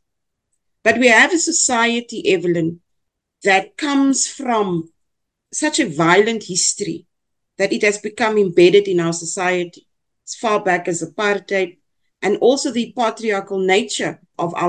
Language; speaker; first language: English; non-native, local second language; Afrikaans